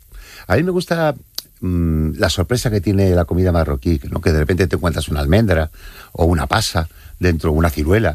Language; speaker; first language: Spanish; native; Spanish